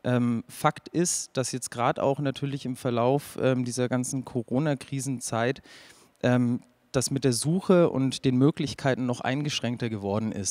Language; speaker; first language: German; native; German